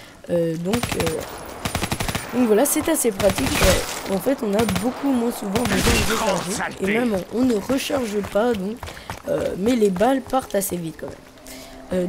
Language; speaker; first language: French; native; French